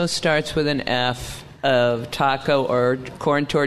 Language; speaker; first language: English; native; English